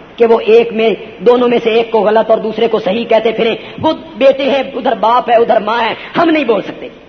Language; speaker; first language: Urdu; non-native, local second language; Punjabi